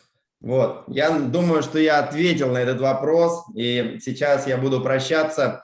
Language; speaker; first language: Russian; native; Russian